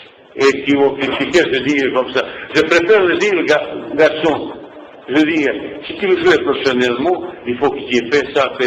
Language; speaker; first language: French; non-native, fluent; Bosnian